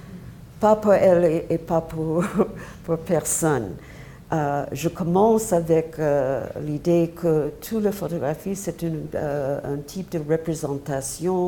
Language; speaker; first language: French; non-native, fluent; English